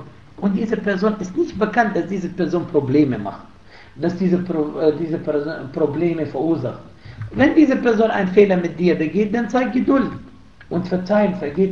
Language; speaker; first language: German; non-native, fluent; Arabic